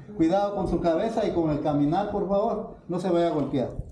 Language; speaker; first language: Spanish; native; Spanish